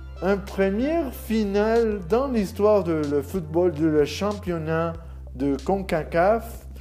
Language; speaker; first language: French; non-native, learner; Spanish